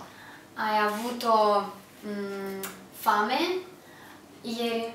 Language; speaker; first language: Italian; non-native, learner; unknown